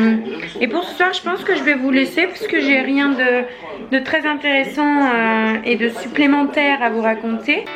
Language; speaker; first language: French; native; French